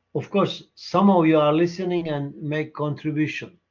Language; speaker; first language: English; non-native, fluent; Turkish